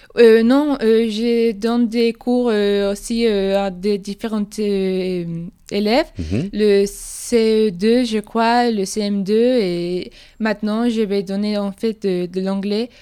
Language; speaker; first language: French; non-native, fluent; Spanish